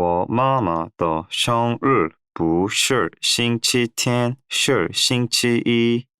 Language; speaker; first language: Chinese; non-native, learner; Korean